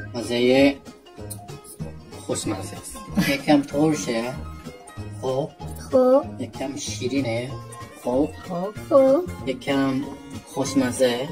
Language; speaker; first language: Persian; non-native, learner; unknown